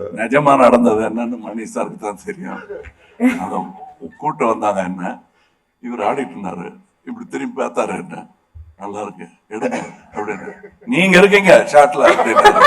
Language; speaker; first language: Tamil; native; Tamil